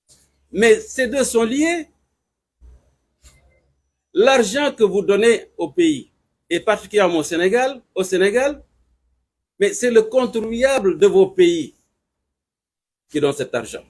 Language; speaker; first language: French; non-native, local second language; Wolof